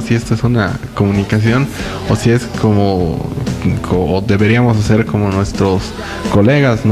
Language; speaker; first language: Spanish; native; Spanish